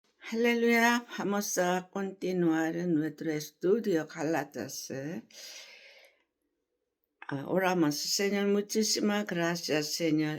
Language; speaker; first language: Spanish; non-native, learner; Korean